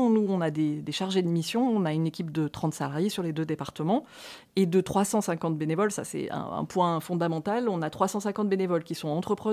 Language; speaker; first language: French; native; French